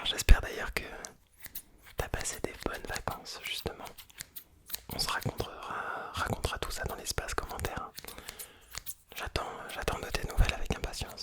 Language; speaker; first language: French; native; French